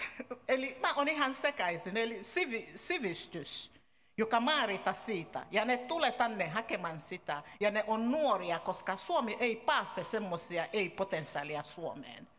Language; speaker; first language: Finnish; non-native, learner; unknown